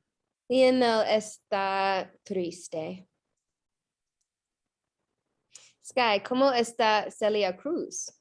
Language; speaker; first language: Spanish; non-native, learner; English